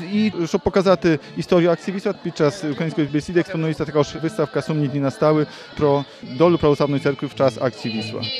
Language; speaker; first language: Ukrainian; early bilingual, heritage; Ukrainian